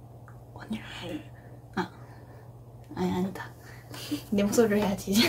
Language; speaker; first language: Korean; non-native, fluent; Japanese